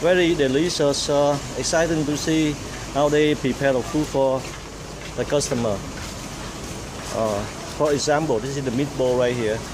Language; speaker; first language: English; non-native, fluent; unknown